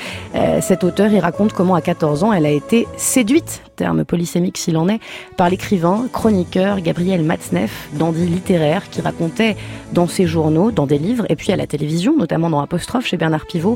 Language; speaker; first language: French; native; French